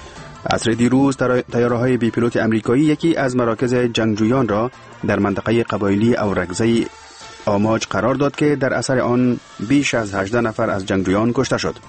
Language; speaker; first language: Persian; native; Persian